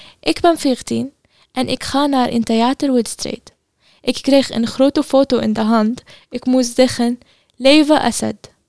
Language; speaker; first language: Dutch; non-native, learner; Arabic